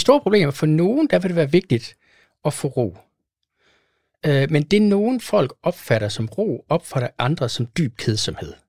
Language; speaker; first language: Danish; native; Danish